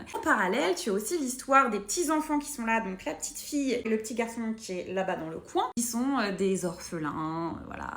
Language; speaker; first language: French; native; French